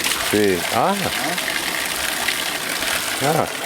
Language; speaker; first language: Spanish; non-native, learner; English